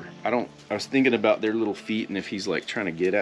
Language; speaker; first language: English; native; English